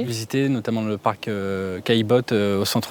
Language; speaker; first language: French; native; French